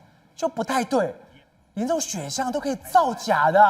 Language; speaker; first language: Chinese; native; Chinese